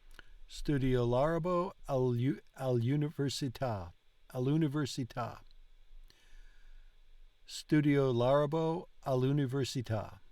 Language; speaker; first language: Italian; non-native, learner; English